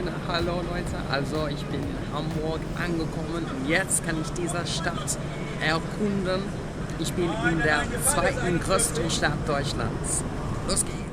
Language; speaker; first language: German; non-native, learner; English